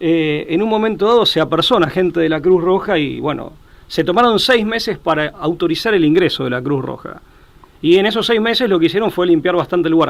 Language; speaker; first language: Spanish; native; Spanish